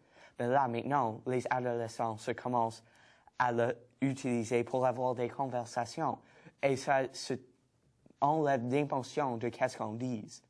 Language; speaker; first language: French; non-native, learner; English